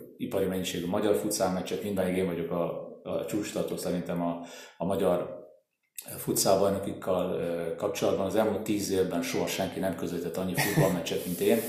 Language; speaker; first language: Hungarian; native; Hungarian